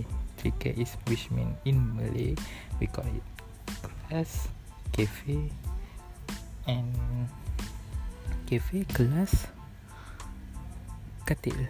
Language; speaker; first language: English; non-native, learner; Malay